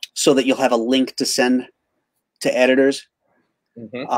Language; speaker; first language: English; native; English